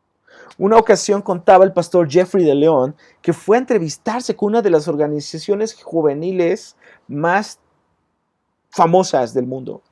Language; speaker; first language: Spanish; native; Spanish